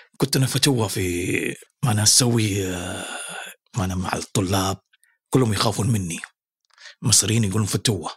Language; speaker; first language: Arabic; early bilingual, other home language; Indonesian